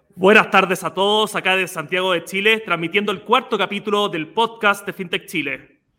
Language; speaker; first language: Spanish; native; Spanish